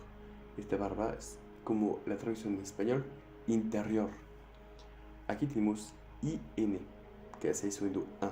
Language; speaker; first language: Spanish; non-native, fluent; French